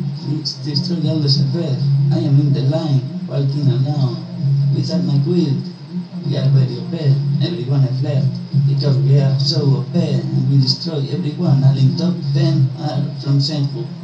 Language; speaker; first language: English; non-native, learner; Spanish